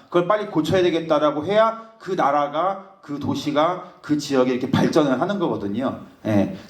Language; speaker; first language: Korean; native; Korean